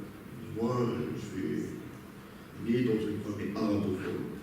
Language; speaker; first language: French; non-native, local second language; Arabic